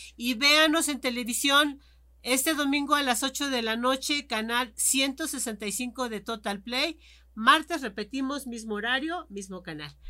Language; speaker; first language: Spanish; native; Spanish